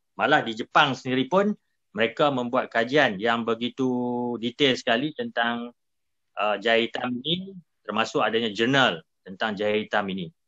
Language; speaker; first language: Malay; native; Malay